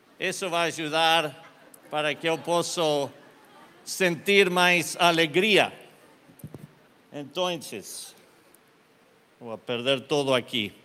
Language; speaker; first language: Portuguese; non-native, learner; Spanish